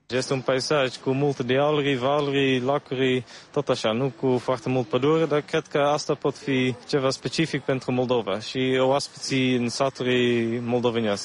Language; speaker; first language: Romanian; non-native, learner; Dutch